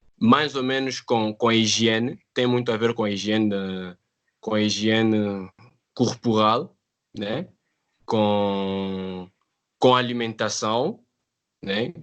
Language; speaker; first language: Portuguese; non-native, fluent; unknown